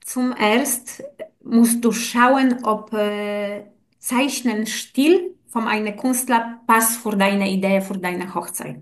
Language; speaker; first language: German; non-native, learner; Polish